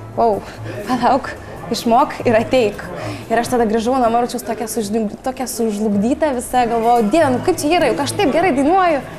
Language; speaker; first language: Lithuanian; native; Lithuanian